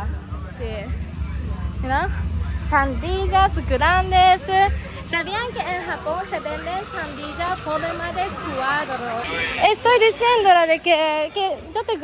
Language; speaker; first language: Spanish; non-native, learner; Japanese